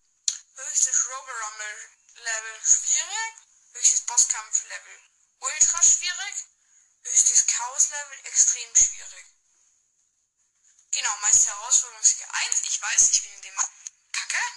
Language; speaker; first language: German; native; German